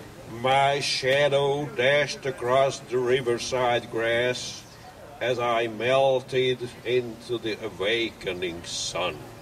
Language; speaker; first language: English; non-native, fluent; Hungarian